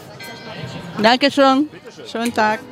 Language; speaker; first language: German; non-native, learner; Ukrainian